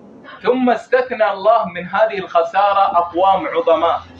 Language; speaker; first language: Arabic; native; Arabic